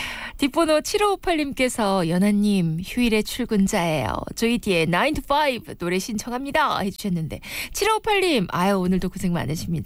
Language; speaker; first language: Korean; native; Korean